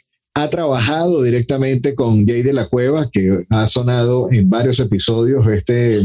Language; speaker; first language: Spanish; native; Spanish